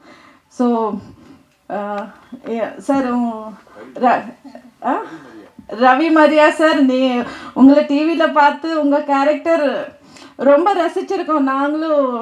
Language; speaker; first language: Tamil; non-native, fluent; Telugu